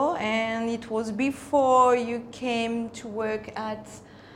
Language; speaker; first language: English; non-native, fluent; Spanish